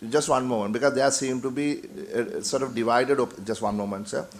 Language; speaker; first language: English; non-native, local second language; Sinhala